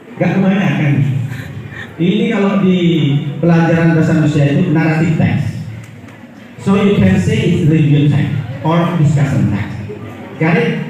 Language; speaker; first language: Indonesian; non-native, local second language; Madurese